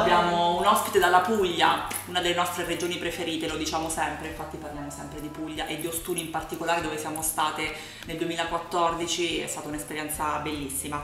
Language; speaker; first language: Italian; native; Italian